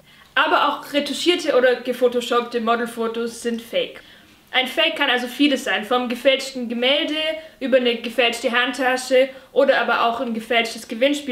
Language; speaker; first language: German; native; German